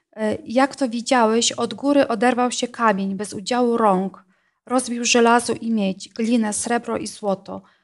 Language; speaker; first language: Polish; non-native, fluent; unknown